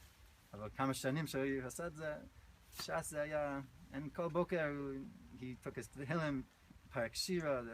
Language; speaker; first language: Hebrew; non-native, fluent; English